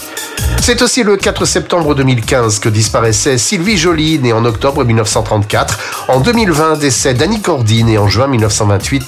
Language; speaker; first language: French; native; French